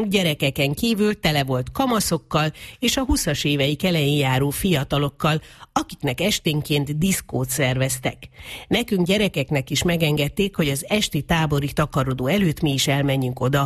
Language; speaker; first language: Hungarian; native; Hungarian